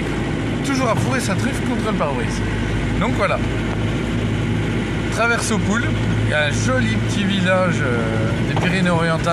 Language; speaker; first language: French; native; French